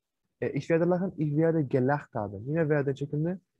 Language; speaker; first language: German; non-native, fluent; Turkish